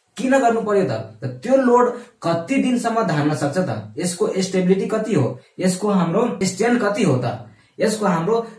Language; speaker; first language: Nepali; non-native, local second language; Maithili